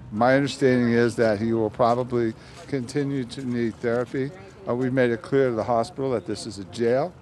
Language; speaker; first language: English; native; English